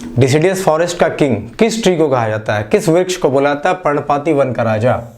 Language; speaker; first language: Hindi; non-native, local second language; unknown